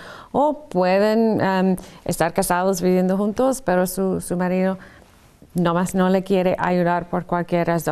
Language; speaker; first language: Spanish; non-native, fluent; English